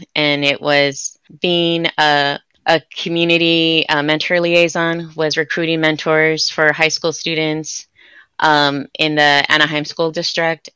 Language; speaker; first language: English; native; English